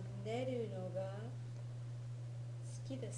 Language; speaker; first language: Japanese; non-native, learner; English